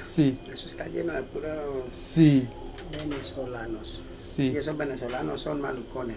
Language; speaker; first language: Spanish; native; Spanish